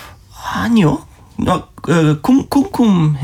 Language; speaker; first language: Korean; non-native, learner; German